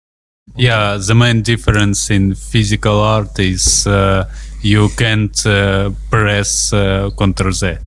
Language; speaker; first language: English; non-native, learner; Russian